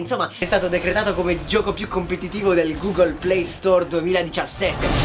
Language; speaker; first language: Italian; native; Italian